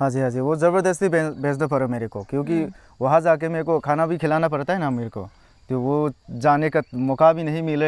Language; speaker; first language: Hindi; non-native, local second language; Manipuri